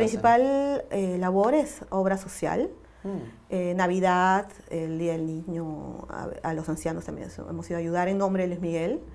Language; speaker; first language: Spanish; native; Spanish